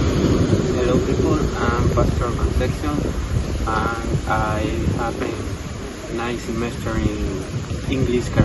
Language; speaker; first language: English; non-native, learner; Spanish